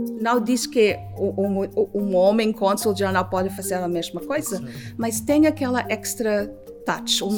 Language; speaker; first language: Portuguese; non-native, learner; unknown